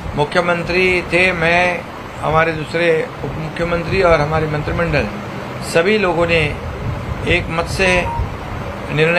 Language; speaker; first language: Hindi; non-native, local second language; Marathi